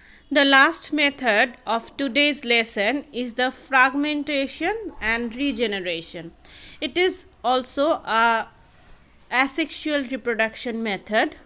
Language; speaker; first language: English; non-native, local second language; Bangla